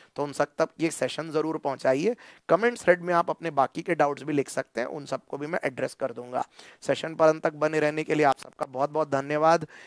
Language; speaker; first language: Hindi; non-native, local second language; Marathi